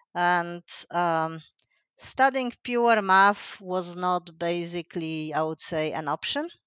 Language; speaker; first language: English; non-native, fluent; Polish